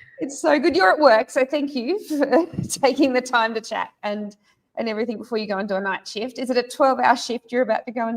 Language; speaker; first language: English; native; English